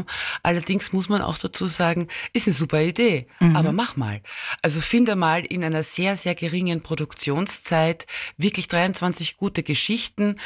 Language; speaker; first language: German; native; German